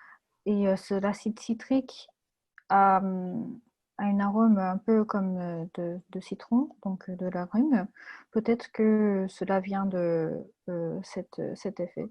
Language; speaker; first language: French; non-native, fluent; Japanese